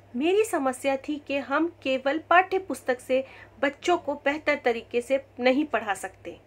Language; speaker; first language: Hindi; native; Hindi